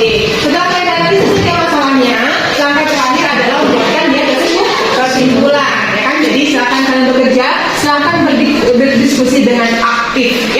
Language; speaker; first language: Indonesian; native; Indonesian